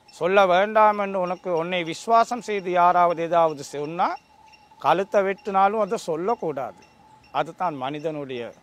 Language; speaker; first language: Tamil; non-native, local second language; Sinhala